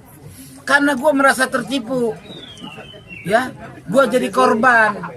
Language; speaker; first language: Indonesian; native; Indonesian